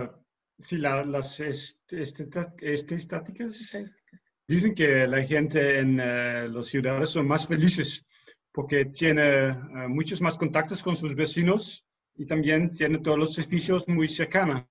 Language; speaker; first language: Spanish; non-native, learner; Dutch